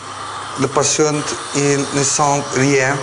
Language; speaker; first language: French; non-native, learner; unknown